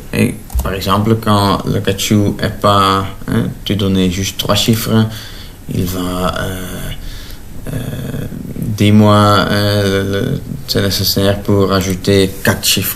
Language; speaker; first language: French; non-native, local second language; Dutch